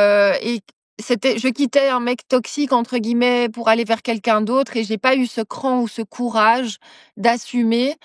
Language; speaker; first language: French; native; French